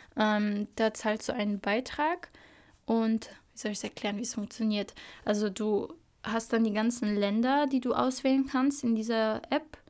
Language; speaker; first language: German; early bilingual, other home language; Albanian